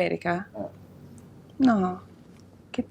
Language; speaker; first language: Italian; non-native, fluent; English